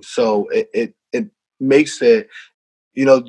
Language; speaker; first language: English; native; English